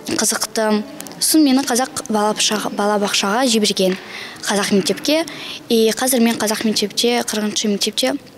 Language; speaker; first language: Kazakh; non-native, local second language; Russian